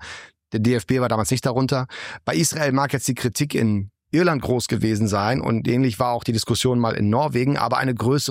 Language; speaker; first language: German; native; German